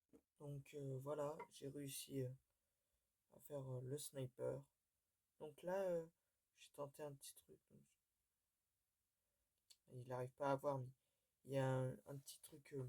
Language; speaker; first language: French; native; French